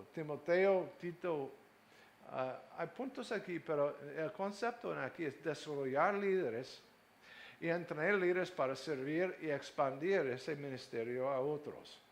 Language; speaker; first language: Spanish; non-native, fluent; English